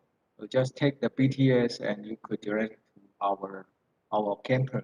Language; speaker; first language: English; non-native, fluent; Thai